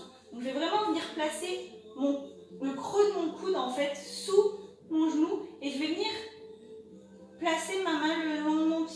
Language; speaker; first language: French; native; French